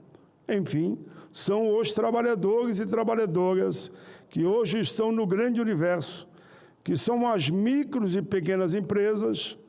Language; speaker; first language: Portuguese; native; Portuguese